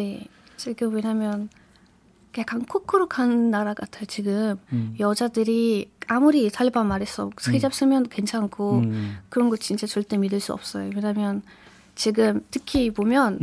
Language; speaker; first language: Korean; non-native, learner; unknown